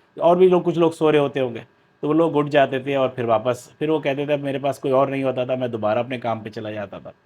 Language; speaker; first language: Urdu; native; Urdu